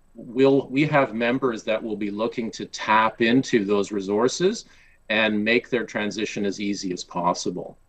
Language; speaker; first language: English; early bilingual, other home language; Polish